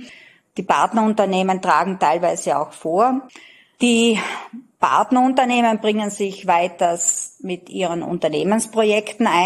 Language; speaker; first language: German; native; German